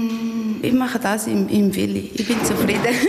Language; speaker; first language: German; non-native, learner; Portuguese